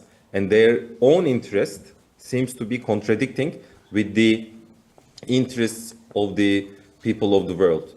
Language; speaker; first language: English; non-native, fluent; Turkish